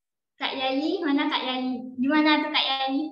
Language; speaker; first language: Indonesian; native; Indonesian